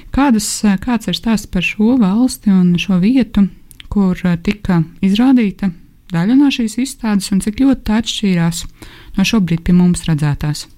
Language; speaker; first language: Latvian; native; Latvian